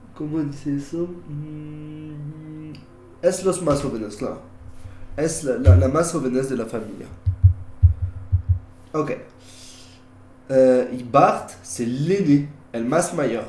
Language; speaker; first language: Spanish; non-native, learner; French